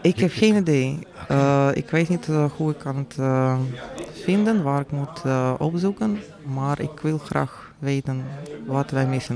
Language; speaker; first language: Dutch; non-native, fluent; Russian